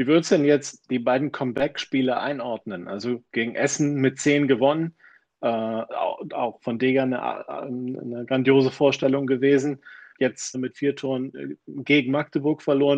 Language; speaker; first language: German; native; German